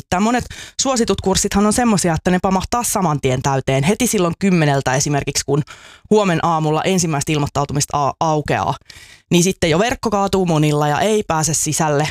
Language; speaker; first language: Finnish; native; Finnish